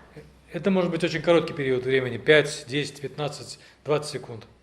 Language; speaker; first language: Russian; native; Russian